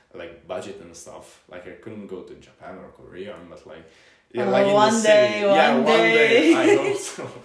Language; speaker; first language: English; non-native, fluent; Hungarian